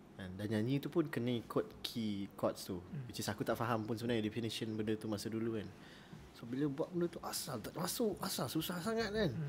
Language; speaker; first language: Malay; native; Malay